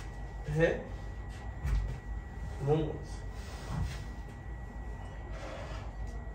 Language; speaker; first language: Arabic; native; Arabic